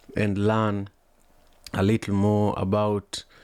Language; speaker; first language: English; non-native, local second language; Luo (Kenya and Tanzania)